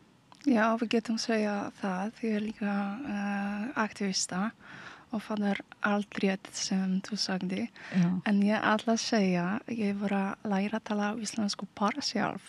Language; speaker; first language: Icelandic; non-native, learner; Polish